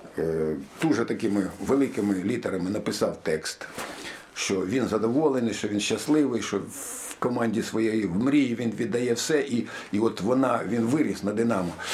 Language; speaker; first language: Ukrainian; native; Ukrainian